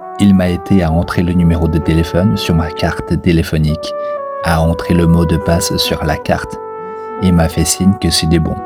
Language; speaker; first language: French; non-native, fluent; Chinese